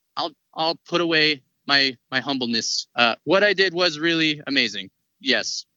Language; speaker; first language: English; native; English